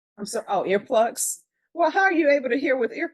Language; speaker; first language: English; native; English